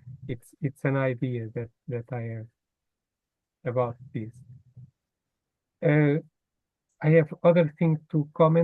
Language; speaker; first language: English; non-native, fluent; Portuguese